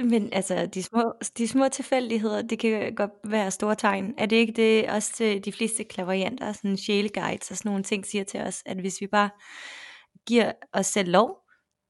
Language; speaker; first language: Danish; native; Danish